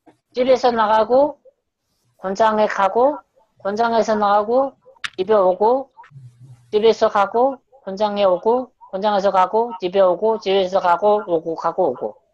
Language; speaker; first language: Korean; non-native, fluent; Mongolian